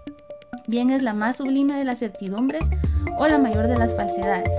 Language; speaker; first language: Spanish; native; Spanish